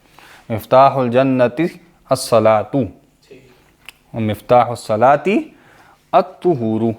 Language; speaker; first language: Arabic; non-native, fluent; Urdu